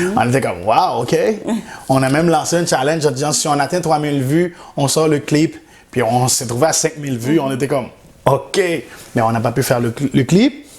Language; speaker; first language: French; non-native, local second language; Haitian Creole